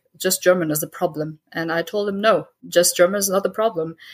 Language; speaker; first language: English; early bilingual, heritage; German